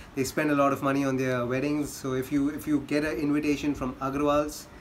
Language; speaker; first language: English; non-native, local second language; Hindi